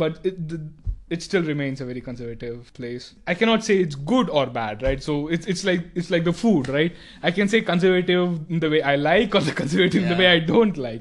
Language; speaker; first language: English; non-native, local second language; Tamil